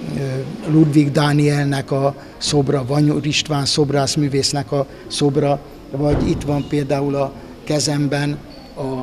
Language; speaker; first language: Hungarian; native; Hungarian